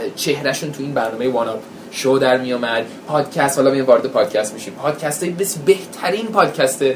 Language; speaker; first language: Persian; early bilingual, heritage; Persian